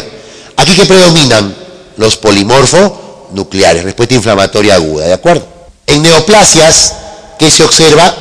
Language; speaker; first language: Spanish; native; Spanish